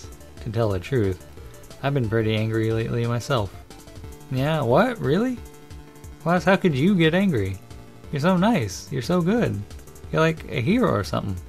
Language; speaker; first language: English; native; English